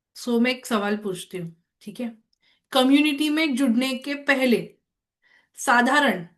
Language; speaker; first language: Hindi; non-native, local second language; Marathi